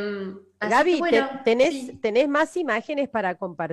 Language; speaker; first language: Spanish; native; Spanish